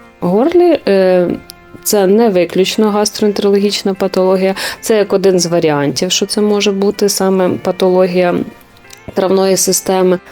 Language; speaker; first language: Ukrainian; native; Ukrainian